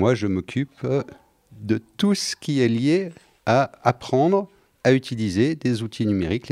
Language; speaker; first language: French; native; French